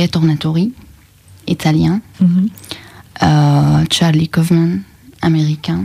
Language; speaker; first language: French; non-native, learner; Arabic